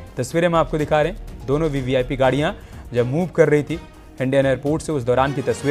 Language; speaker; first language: Hindi; native; Hindi